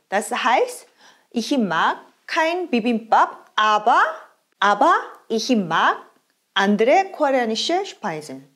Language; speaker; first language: German; non-native, fluent; Korean